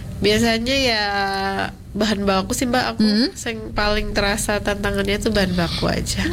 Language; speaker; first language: Indonesian; non-native, local second language; Javanese